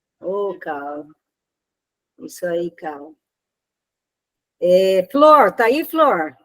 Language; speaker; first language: Portuguese; native; Portuguese